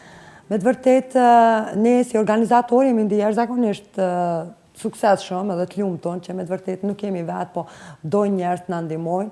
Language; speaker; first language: Albanian; native; Albanian